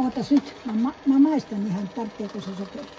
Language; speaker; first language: Finnish; native; Finnish